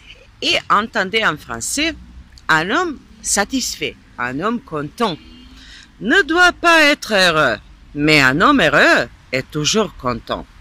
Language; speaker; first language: French; non-native, fluent; Serbian